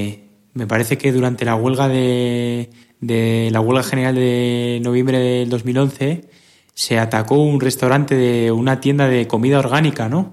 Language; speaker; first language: Spanish; native; Spanish